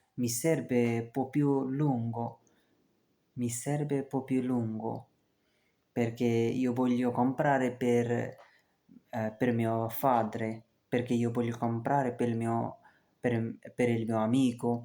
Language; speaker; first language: Italian; non-native, learner; Bangla